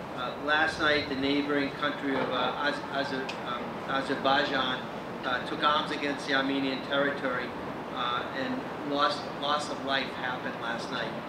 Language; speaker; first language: English; native; English